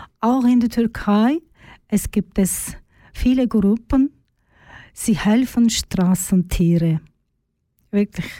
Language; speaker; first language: German; non-native, learner; Turkish